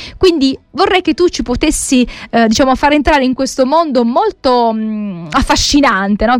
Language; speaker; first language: Italian; native; Italian